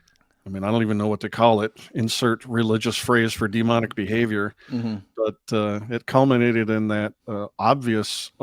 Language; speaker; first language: English; native; English